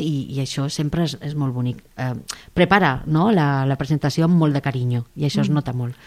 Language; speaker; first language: Catalan; non-native, local second language; Spanish